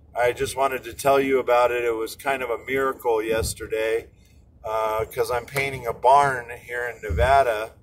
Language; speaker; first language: English; native; English